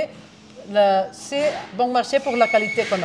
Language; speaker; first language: French; non-native, fluent; Spanish